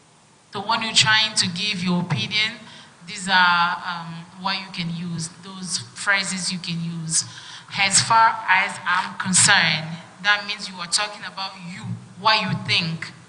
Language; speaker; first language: English; non-native, fluent; French